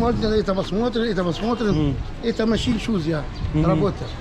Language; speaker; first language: Russian; non-native, learner; Arabic